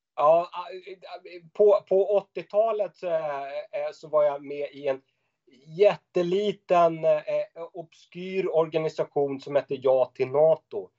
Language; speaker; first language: Swedish; native; Swedish